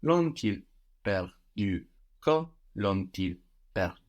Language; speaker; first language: French; non-native, fluent; English